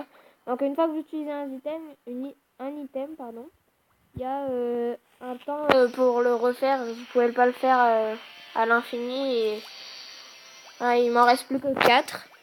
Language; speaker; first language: French; native; French